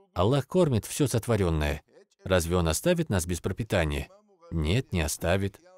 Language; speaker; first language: Russian; non-native, local second language; Avaric